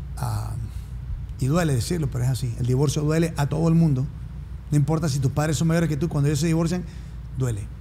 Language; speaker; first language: Spanish; native; Spanish